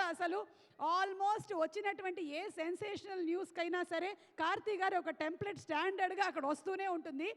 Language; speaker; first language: Telugu; native; Telugu